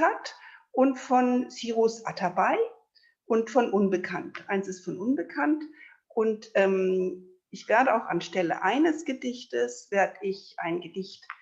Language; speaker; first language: German; native; German